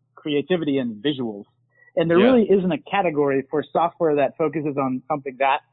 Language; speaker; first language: English; native; English